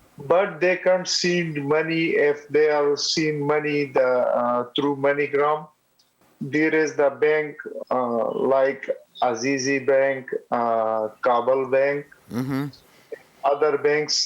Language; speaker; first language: English; non-native, learner; Pashto